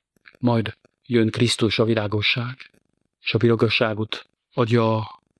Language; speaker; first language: Hungarian; non-native, fluent; French